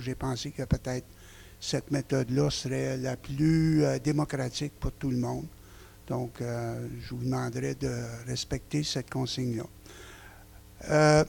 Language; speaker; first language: French; native; French